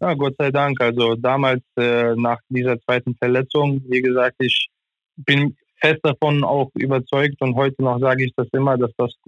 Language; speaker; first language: German; non-native, fluent; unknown